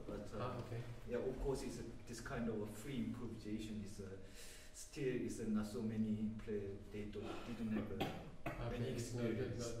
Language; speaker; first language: English; non-native, learner; Korean